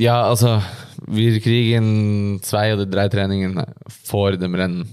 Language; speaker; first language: German; non-native, learner; Norwegian